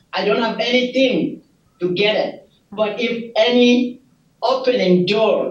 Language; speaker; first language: English; non-native, learner; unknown